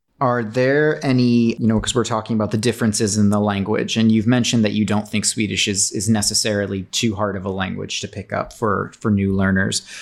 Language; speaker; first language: English; native; English